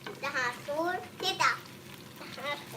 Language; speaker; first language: Swedish; early bilingual, other home language; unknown